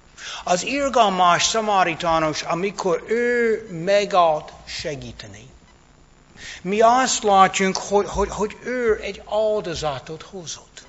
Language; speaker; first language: Hungarian; non-native, fluent; English